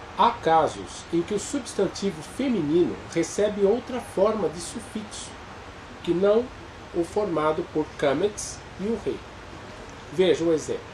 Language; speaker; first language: Portuguese; native; Portuguese